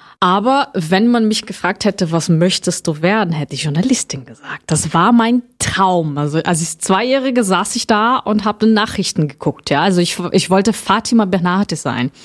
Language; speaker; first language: German; non-native, fluent; Portuguese